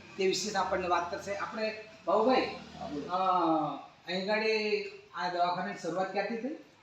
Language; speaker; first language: Gujarati; native; Gujarati